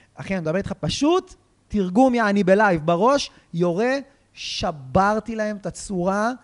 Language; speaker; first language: Hebrew; native; Hebrew